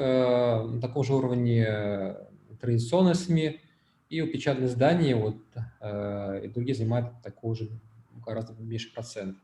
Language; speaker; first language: Russian; native; Russian